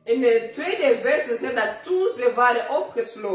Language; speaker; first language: Dutch; non-native, learner; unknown